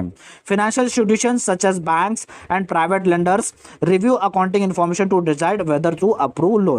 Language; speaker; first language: Hindi; native; Hindi